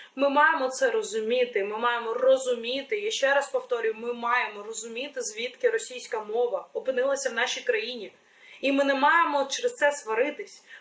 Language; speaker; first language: Ukrainian; non-native, local second language; Russian